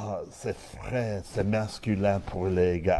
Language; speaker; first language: French; non-native, learner; English